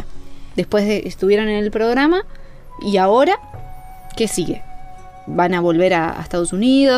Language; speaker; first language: Spanish; native; Spanish